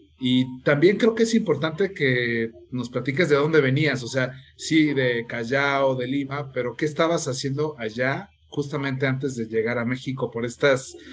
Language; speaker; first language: Spanish; native; Spanish